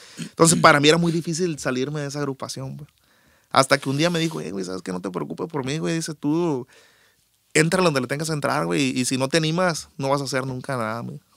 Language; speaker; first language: Spanish; native; Spanish